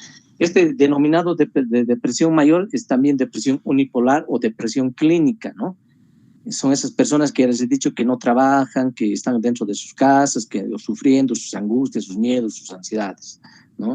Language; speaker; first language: Spanish; native; Spanish